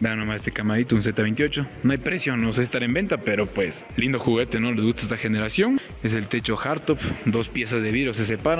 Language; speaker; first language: Spanish; native; Spanish